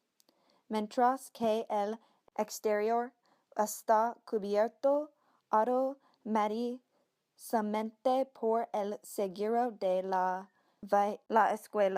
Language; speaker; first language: Spanish; non-native, learner; English